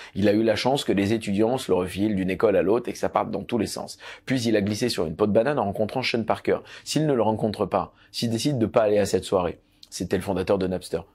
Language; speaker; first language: French; native; French